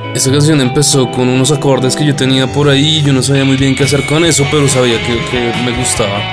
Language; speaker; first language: Spanish; native; Spanish